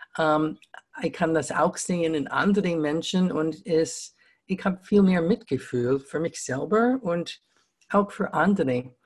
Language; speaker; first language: German; non-native, fluent; English